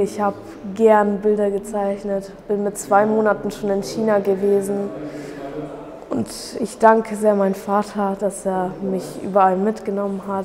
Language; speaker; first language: German; early bilingual, other home language; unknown